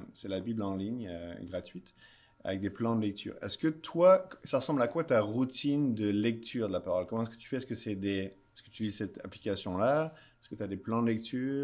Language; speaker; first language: French; native; French